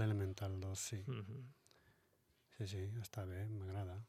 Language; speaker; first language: Catalan; non-native, learner; Arabic